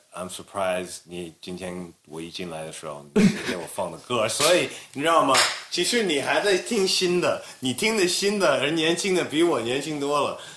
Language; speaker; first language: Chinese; native; Chinese